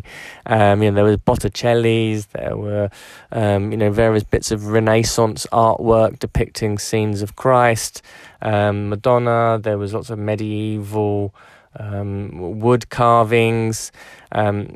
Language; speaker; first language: English; native; English